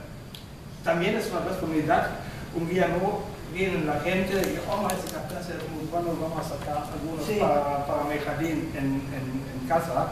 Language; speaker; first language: Spanish; non-native, fluent; German